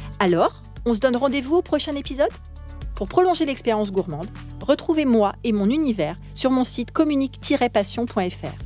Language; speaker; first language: French; native; French